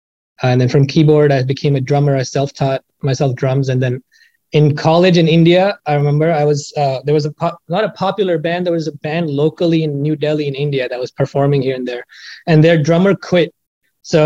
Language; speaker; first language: English; non-native, local second language; Hindi